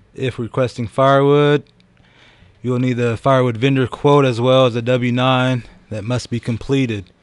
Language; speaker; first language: English; native; English